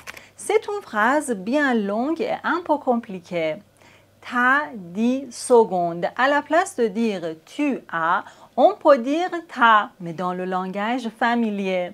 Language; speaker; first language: French; native; French